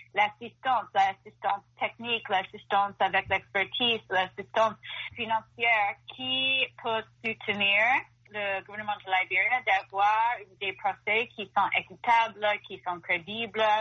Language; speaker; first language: French; non-native, fluent; English